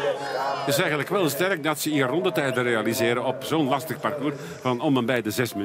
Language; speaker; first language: Dutch; native; Dutch